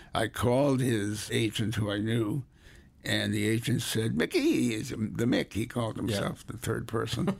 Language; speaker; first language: English; native; English